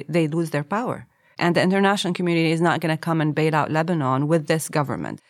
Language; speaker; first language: English; non-native, fluent; Arabic